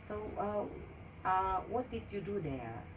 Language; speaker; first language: English; non-native, learner; Indonesian